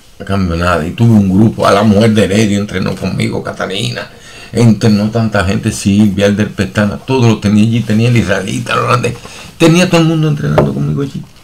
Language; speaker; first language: Spanish; native; Spanish